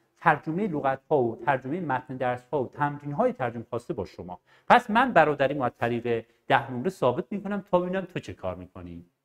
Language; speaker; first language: Persian; non-native, local second language; Arabic